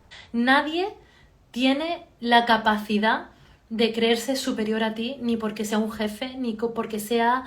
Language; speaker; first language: Spanish; native; Spanish